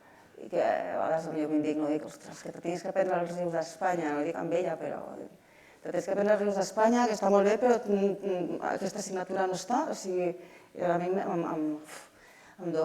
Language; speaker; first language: Catalan; non-native, local second language; Spanish